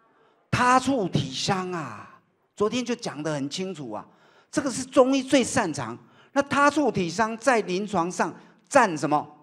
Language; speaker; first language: Chinese; native; Chinese